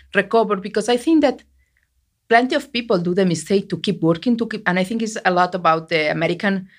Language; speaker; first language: English; non-native, fluent; Spanish